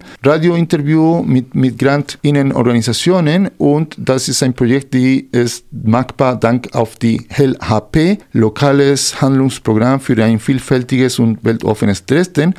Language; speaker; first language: German; non-native, fluent; Spanish